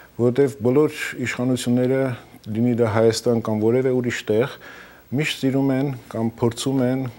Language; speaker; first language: Armenian; early bilingual, heritage; Armenian